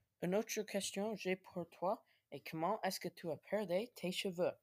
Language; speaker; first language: French; non-native, learner; English